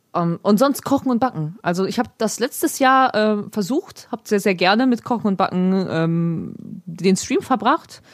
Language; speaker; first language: German; early bilingual, other home language; Polish